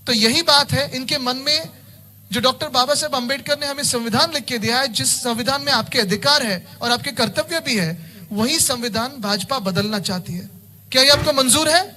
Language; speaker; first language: Hindi; non-native, local second language; Marathi